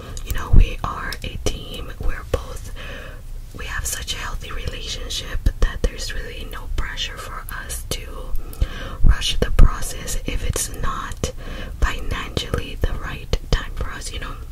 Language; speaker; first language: English; early bilingual, other home language; Spanish